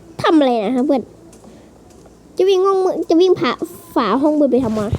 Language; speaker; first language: Thai; native; Thai